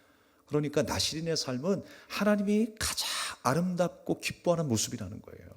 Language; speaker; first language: Korean; native; Korean